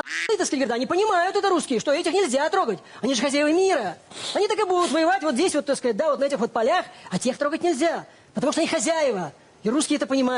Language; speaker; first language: Russian; native; Russian